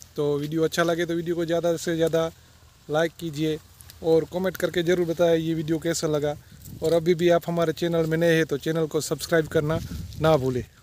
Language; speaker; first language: Hindi; non-native, local second language; Gujarati